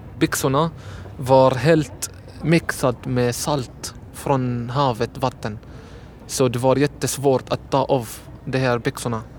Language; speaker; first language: Swedish; non-native, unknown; Arabic